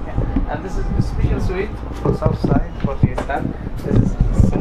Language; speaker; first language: English; non-native, local second language; Arabic